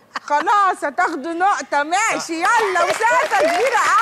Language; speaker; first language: Arabic; native; Arabic